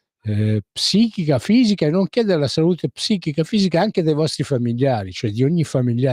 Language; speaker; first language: Italian; native; Italian